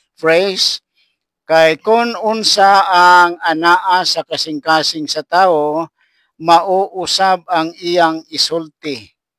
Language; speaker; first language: Cebuano; non-native, local second language; Hiligaynon